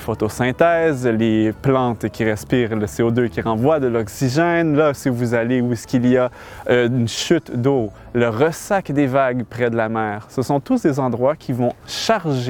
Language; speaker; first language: French; native; French